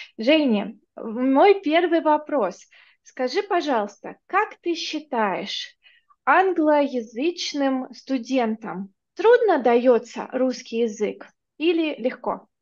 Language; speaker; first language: Russian; native; Russian